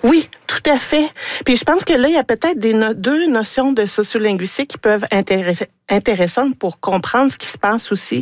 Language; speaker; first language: French; native; French